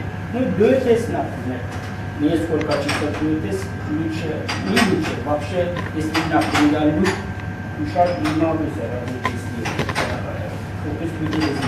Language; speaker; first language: Russian; non-native, learner; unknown